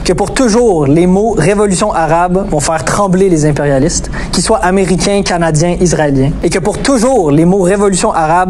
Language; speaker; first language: French; native; French